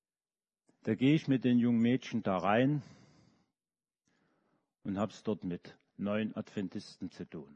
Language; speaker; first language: German; native; German